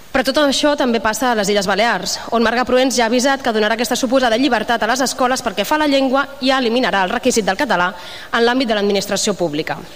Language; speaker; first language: Catalan; native; Catalan